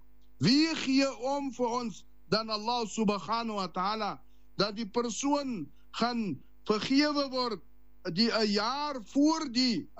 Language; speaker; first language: Dutch; non-native, learner; Afrikaans